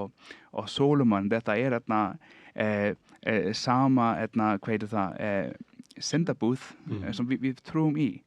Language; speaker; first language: Icelandic; non-native, learner; Danish